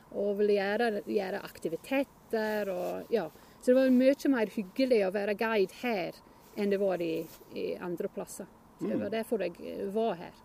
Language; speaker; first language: Norwegian; non-native, fluent; English